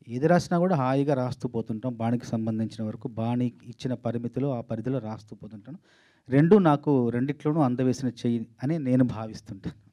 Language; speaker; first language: Telugu; native; Telugu